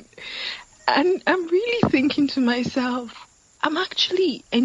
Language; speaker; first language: English; non-native, local second language; Yoruba